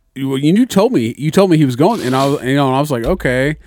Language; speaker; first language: English; native; English